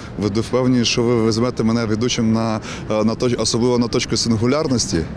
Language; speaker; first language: Ukrainian; native; Ukrainian